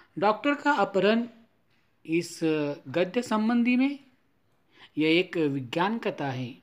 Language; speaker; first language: Hindi; non-native, local second language; Marathi